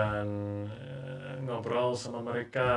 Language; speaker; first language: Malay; non-native, learner; English